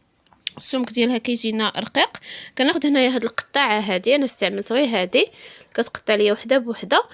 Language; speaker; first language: Arabic; native; Arabic